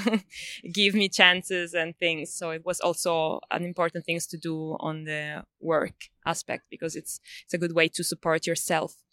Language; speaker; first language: English; non-native, fluent; Italian